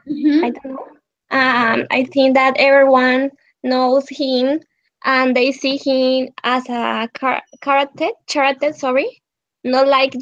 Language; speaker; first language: English; non-native, learner; Spanish